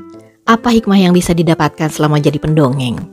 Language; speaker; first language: Indonesian; native; Indonesian